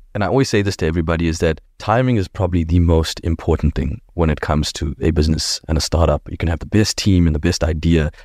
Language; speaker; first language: English; native; English